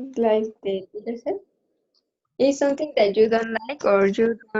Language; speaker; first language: English; non-native, learner; Spanish